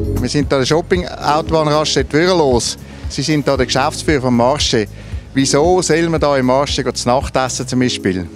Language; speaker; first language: German; native; German